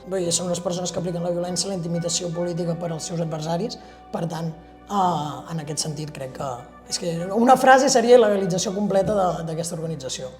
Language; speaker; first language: Catalan; native; Catalan